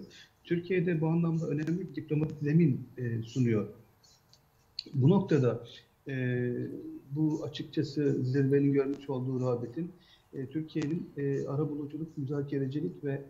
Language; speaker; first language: Turkish; native; Turkish